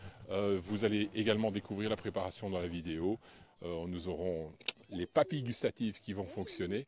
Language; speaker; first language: French; native; French